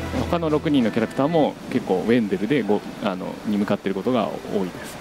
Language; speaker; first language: Japanese; native; Japanese